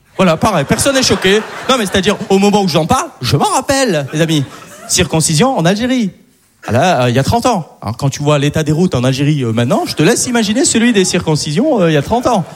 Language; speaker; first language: French; early bilingual, other home language; Arabic